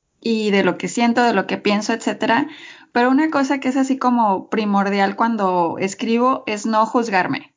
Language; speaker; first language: Spanish; native; Spanish